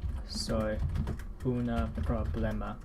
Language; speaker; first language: Spanish; non-native, learner; English